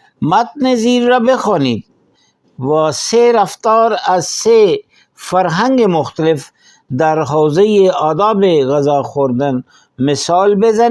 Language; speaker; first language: Persian; non-native, fluent; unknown